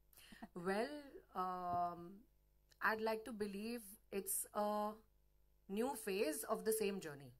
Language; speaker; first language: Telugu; non-native, learner; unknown